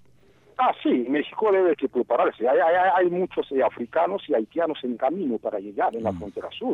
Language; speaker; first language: Spanish; non-native, fluent; Haitian Creole